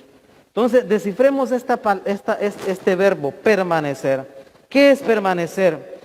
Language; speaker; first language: Spanish; native; Spanish